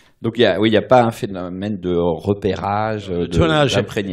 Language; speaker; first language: French; native; French